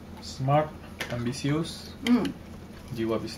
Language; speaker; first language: Indonesian; native; Indonesian